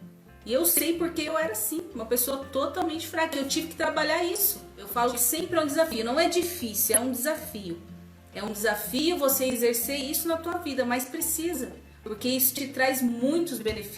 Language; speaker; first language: Portuguese; native; Portuguese